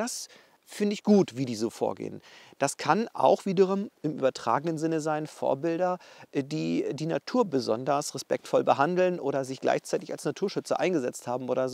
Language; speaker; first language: German; native; German